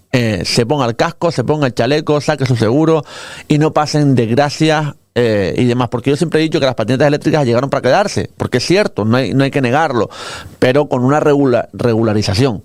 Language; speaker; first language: Spanish; native; Spanish